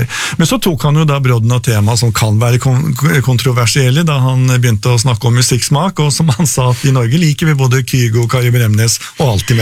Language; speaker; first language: Norwegian; native; Norwegian